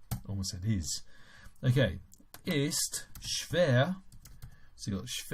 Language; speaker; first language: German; non-native, fluent; English